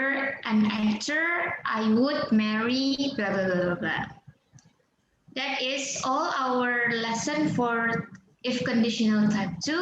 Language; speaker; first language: English; non-native, fluent; Indonesian